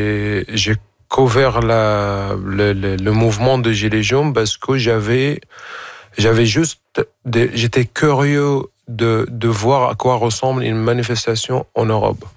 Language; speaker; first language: French; non-native, fluent; Arabic